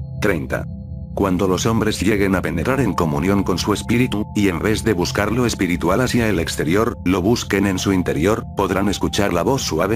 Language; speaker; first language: Spanish; native; Spanish